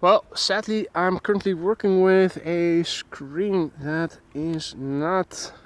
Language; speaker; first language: English; non-native, fluent; Dutch